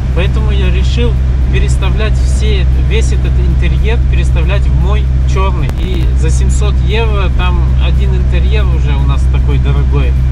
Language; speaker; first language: Russian; early bilingual, heritage; Russian